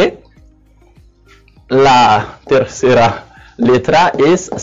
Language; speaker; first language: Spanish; non-native, learner; Haitian Creole